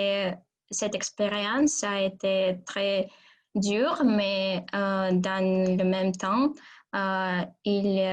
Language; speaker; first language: French; non-native, learner; Russian